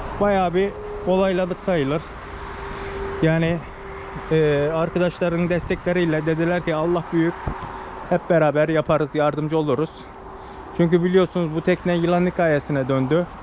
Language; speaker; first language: Turkish; native; Turkish